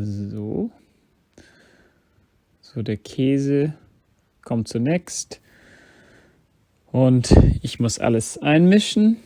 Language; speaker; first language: German; non-native, fluent; English